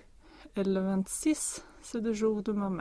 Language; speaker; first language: French; non-native, learner; Swedish